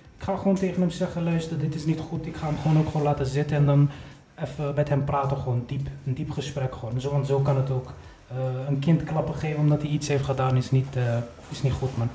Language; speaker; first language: Dutch; early bilingual, other home language; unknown